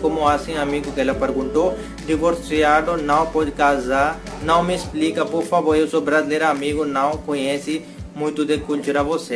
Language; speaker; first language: Portuguese; non-native, learner; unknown